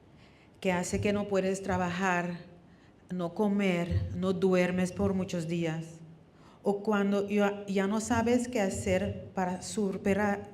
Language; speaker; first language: Spanish; non-native, fluent; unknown